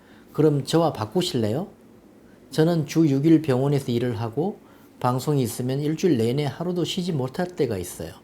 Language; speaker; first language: Korean; native; Korean